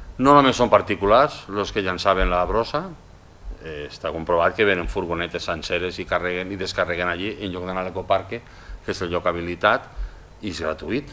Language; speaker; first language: Catalan; native; Catalan